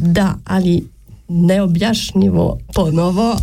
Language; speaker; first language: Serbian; non-native, learner; French